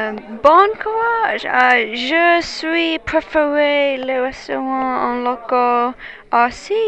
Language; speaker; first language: French; non-native, learner; English